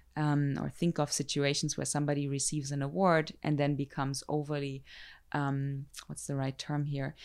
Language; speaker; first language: English; non-native, fluent; German